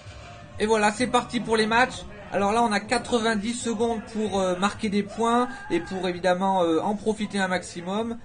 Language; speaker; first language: French; native; French